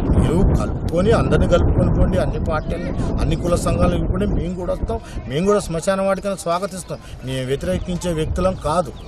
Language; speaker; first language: Telugu; native; Telugu